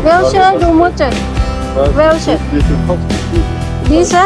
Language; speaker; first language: German; non-native, learner; Thai